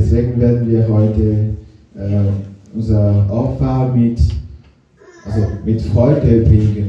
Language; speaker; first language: German; non-native, learner; French